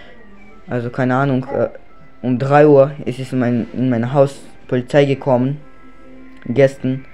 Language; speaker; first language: German; non-native, learner; Macedonian